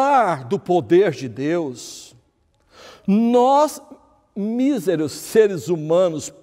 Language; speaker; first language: Portuguese; native; Portuguese